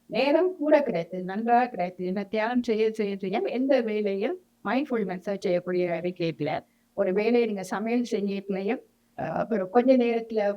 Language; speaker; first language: Tamil; native; Tamil